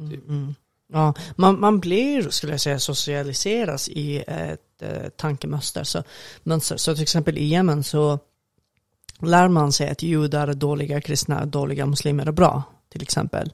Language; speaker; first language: Swedish; non-native, fluent; Arabic